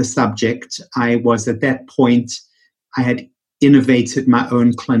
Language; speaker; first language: English; native; English